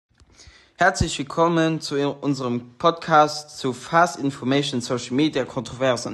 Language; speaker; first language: German; non-native, local second language; Luxembourgish